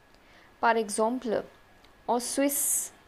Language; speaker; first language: French; non-native, fluent; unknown